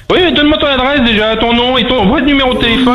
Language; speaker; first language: French; native; French